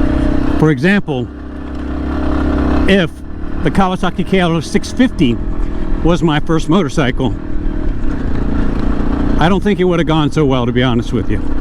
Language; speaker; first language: English; native; English